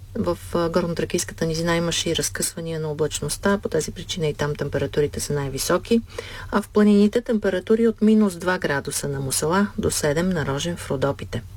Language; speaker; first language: Bulgarian; native; Bulgarian